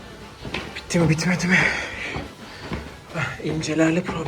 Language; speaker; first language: Turkish; native; Turkish